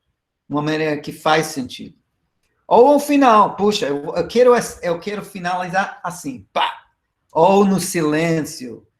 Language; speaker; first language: Portuguese; non-native, fluent; English